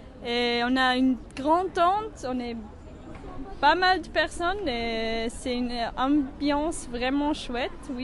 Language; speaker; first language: French; non-native, learner; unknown